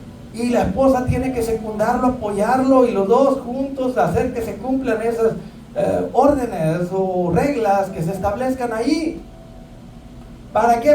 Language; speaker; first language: Spanish; native; Spanish